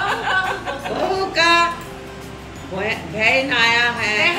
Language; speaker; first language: Hindi; non-native, local second language; Bangla